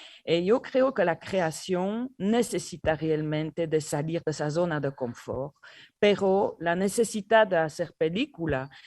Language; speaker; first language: Spanish; non-native, learner; French